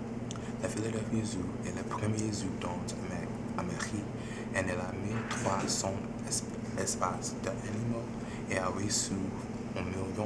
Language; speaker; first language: French; non-native, learner; English